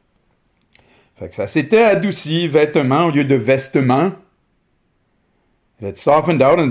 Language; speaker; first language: French; native; French